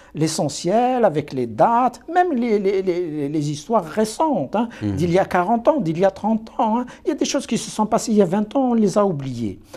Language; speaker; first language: French; non-native, local second language; Kabyle